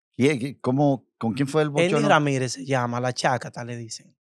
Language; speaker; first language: Spanish; native; Spanish